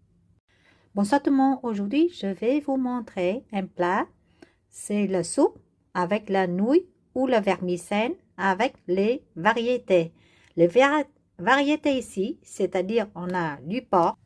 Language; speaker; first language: French; non-native, learner; Vietnamese